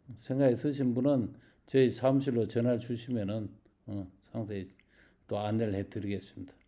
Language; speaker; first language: Korean; native; Korean